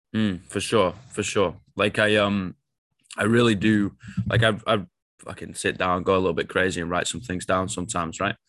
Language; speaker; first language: English; native; English